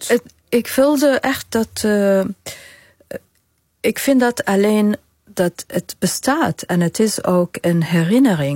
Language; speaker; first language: Dutch; non-native, fluent; Arabic